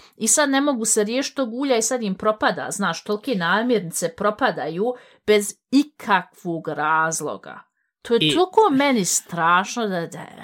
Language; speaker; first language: Bosnian; native; Bosnian